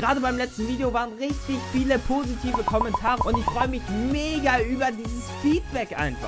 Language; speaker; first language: German; native; German